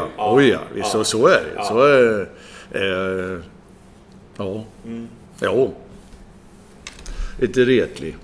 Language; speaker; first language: Swedish; native; Swedish